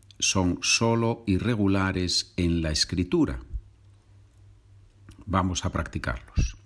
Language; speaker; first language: Spanish; non-native, fluent; English